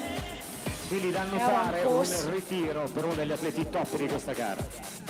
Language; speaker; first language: Italian; native; Italian